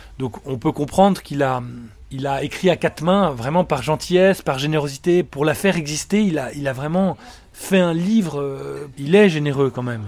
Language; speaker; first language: French; native; French